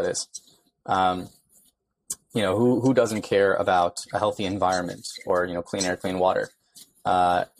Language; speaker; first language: English; native; English